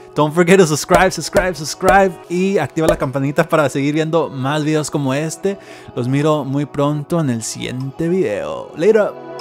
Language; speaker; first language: Spanish; early bilingual, heritage; Spanish